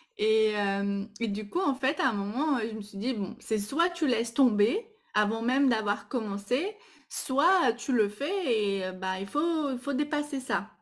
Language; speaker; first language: French; non-native, fluent; Portuguese